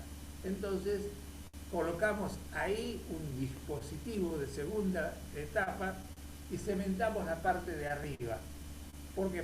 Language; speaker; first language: Spanish; native; Spanish